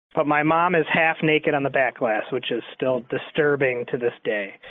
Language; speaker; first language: English; native; English